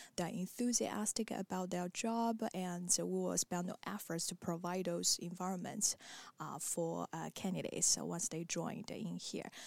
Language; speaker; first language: English; non-native, fluent; Chinese